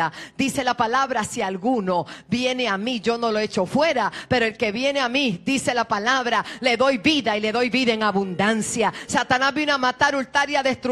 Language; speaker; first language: Spanish; native; Spanish